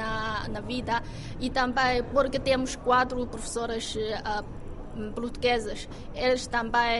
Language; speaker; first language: Portuguese; non-native, fluent; Chinese